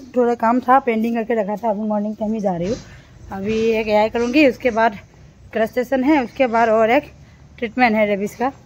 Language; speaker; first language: Hindi; non-native, local second language; Assamese